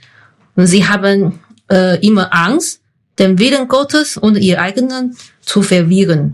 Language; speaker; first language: German; non-native, fluent; Chinese